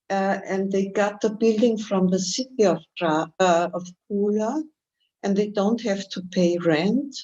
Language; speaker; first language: English; non-native, fluent; German